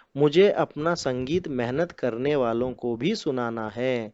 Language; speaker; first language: Hindi; non-native, local second language; Telugu